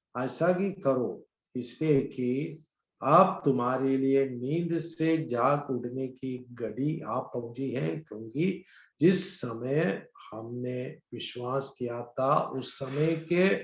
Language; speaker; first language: Hindi; non-native, local second language; Malayalam